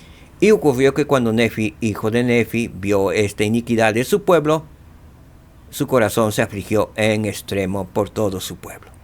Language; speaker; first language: Spanish; native; Spanish